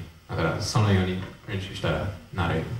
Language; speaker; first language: Japanese; non-native, fluent; English